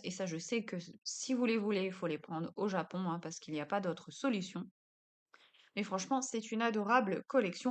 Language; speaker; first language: French; native; French